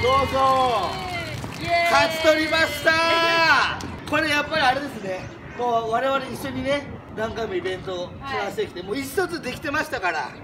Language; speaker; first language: Japanese; native; Japanese